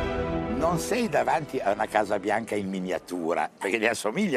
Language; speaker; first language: Italian; native; Italian